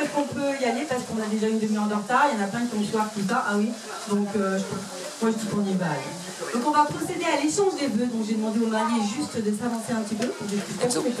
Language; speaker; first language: French; native; French